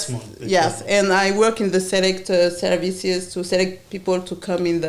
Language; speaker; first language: English; non-native, learner; French